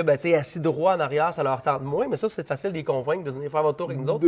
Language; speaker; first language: French; native; French